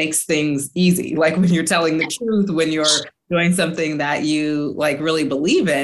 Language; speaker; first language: English; native; English